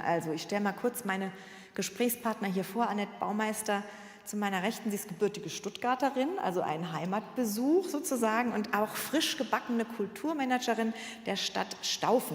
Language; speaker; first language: German; native; German